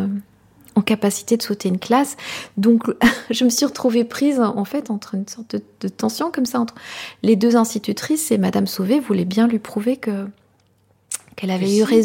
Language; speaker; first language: French; non-native, local second language; Kinyarwanda